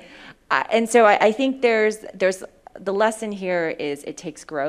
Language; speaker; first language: English; early bilingual, other home language; Vietnamese